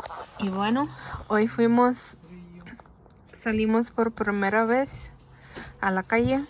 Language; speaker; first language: Spanish; early bilingual, heritage; Spanish